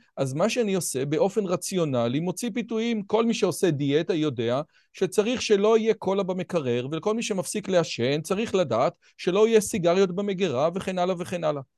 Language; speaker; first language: Hebrew; native; Hebrew